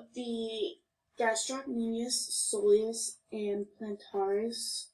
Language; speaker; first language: English; native; English